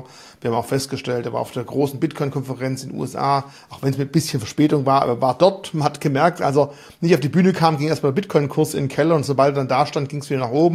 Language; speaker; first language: German; native; German